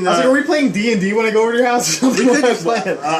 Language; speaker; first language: English; native; English